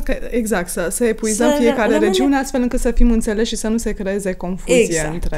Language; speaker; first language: Romanian; native; Romanian